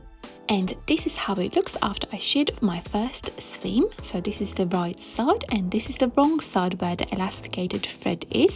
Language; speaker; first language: English; non-native, fluent; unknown